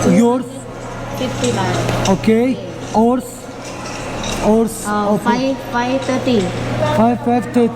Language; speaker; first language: English; non-native, learner; Turkish